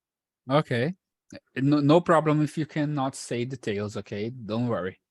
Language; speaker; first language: English; non-native, fluent; Portuguese